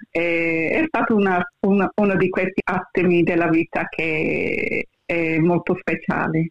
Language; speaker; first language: Italian; early bilingual, heritage; Italian